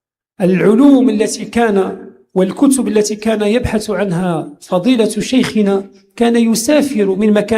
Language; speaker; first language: Arabic; native; Arabic